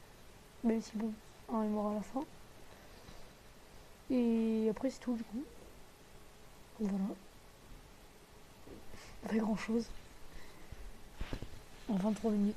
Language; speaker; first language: French; native; French